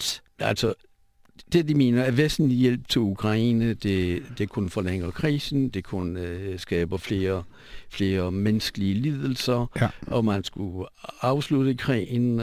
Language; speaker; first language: Danish; non-native, fluent; Polish